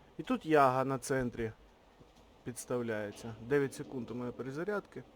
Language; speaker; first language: Ukrainian; non-native, local second language; Russian